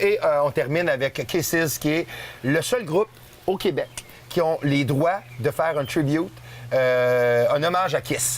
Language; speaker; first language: French; native; French